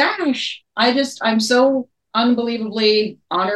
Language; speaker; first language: English; native; English